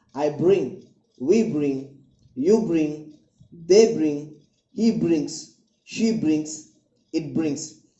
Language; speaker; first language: English; non-native, local second language; Telugu